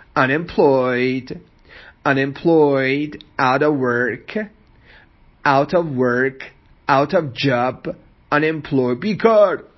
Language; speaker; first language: English; non-native, fluent; Persian